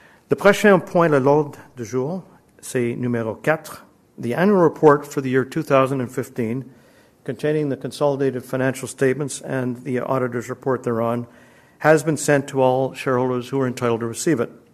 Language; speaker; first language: English; native; English